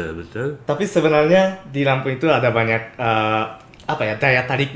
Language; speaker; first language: Indonesian; non-native, fluent; Japanese